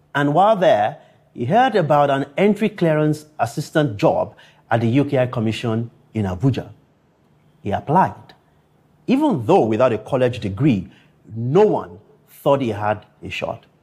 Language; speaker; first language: English; non-native, local second language; Yoruba